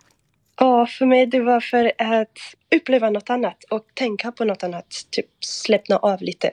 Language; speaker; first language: Swedish; non-native, fluent; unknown